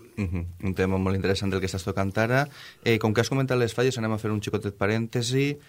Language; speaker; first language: Catalan; native; Catalan